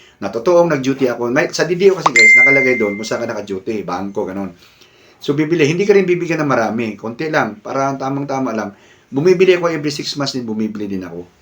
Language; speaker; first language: Filipino; native; Filipino